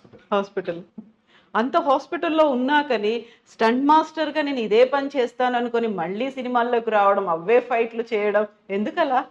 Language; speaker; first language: Telugu; native; Telugu